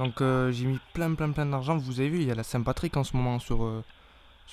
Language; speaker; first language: French; native; French